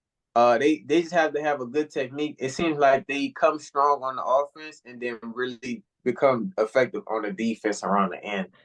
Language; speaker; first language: English; native; English